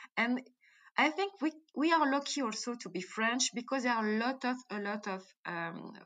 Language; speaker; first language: English; non-native, fluent; French